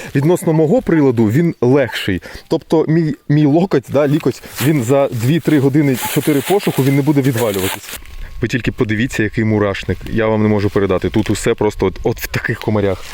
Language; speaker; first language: Ukrainian; non-native, local second language; Russian